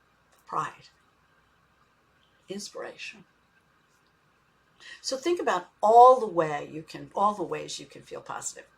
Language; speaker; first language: English; native; English